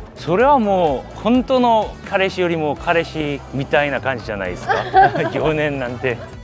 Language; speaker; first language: Japanese; non-native, learner; Korean